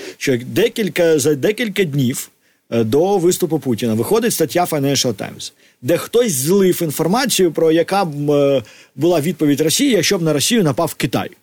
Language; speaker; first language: Ukrainian; native; Ukrainian